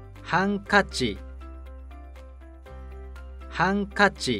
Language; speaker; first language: Japanese; native; Japanese